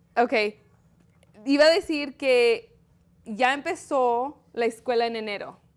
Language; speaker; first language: Spanish; early bilingual, heritage; Spanish